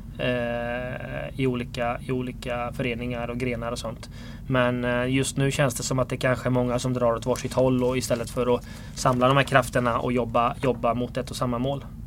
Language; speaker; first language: Swedish; early bilingual, other home language; Bosnian